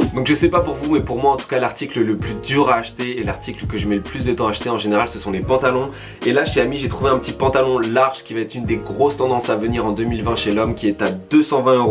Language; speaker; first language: French; native; French